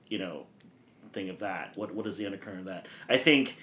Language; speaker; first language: English; native; English